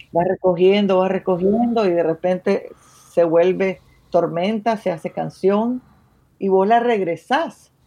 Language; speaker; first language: Spanish; native; Spanish